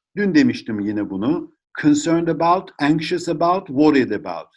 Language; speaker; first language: English; non-native, fluent; Turkish